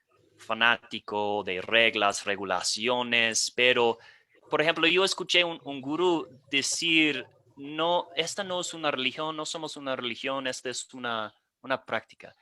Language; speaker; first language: Spanish; non-native, fluent; English